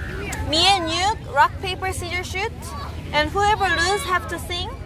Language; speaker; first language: English; non-native, learner; Korean